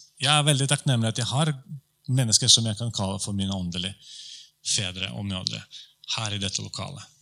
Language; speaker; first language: Norwegian; non-native, fluent; Polish